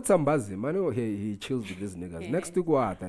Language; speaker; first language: English; non-native, local second language; Tsonga